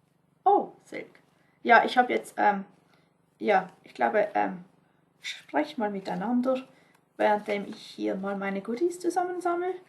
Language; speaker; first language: German; non-native, fluent; English